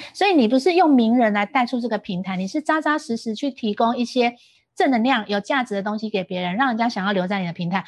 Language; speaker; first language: Chinese; native; Chinese